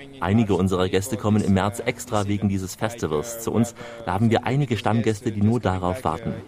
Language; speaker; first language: German; native; German